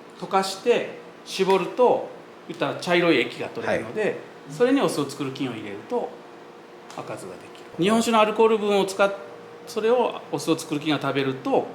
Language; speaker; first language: Japanese; native; Japanese